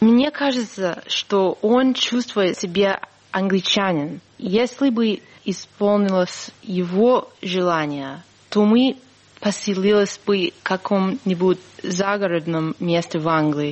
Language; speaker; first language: Russian; non-native, fluent; English